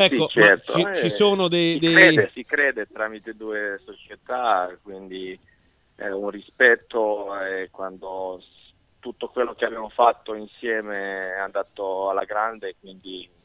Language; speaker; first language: Italian; non-native, fluent; Serbian